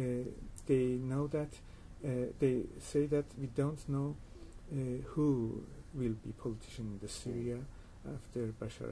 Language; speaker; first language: English; non-native, learner; Persian